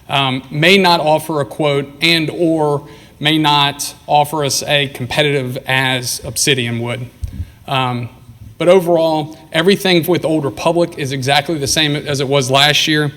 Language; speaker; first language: English; native; English